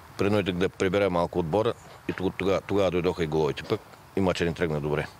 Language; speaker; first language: Bulgarian; native; Bulgarian